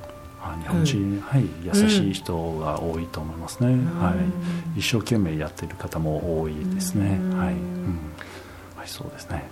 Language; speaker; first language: Japanese; non-native, fluent; French